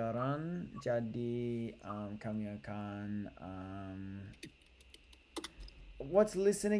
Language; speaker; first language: Indonesian; non-native, learner; English